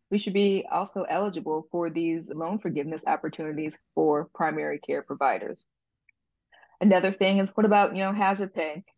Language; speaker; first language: English; native; English